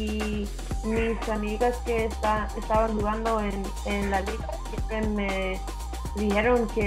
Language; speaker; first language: Spanish; early bilingual, heritage; English